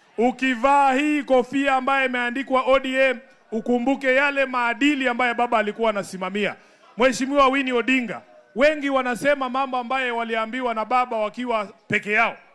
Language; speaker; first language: Swahili; non-native, local second language; Luyia